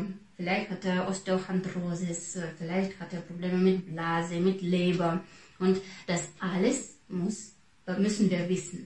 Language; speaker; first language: German; non-native, fluent; Russian